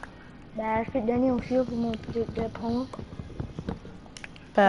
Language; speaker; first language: French; native; French